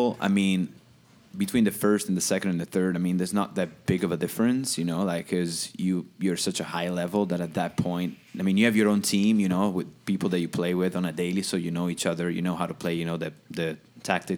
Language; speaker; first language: English; non-native, fluent; Italian